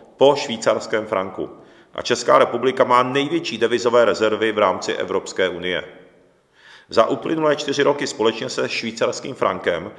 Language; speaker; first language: Czech; non-native, local second language; Japanese